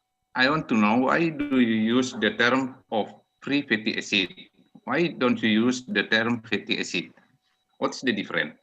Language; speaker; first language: English; non-native, fluent; Indonesian